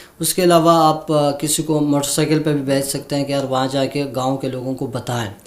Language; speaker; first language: Urdu; non-native, local second language; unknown